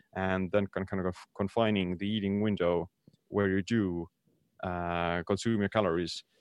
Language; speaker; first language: English; non-native, fluent; Estonian